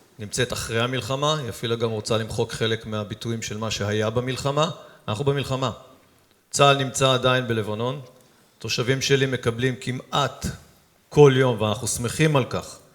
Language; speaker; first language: Hebrew; native; Hebrew